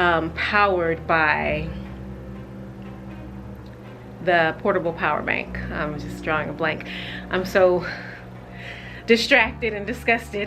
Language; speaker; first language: English; native; English